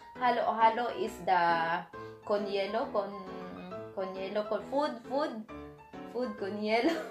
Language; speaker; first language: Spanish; non-native, learner; Filipino